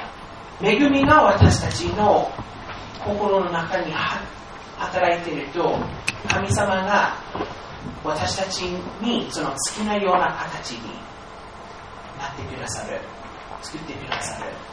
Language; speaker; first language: Japanese; non-native, fluent; English